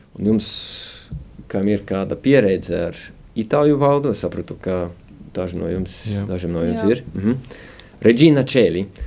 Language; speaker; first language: Latvian; early bilingual, heritage; Latvian